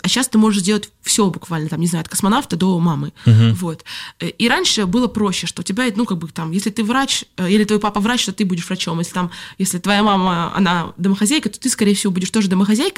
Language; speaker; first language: Russian; native; Russian